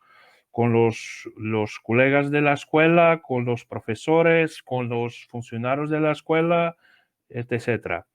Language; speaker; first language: Spanish; non-native, learner; Portuguese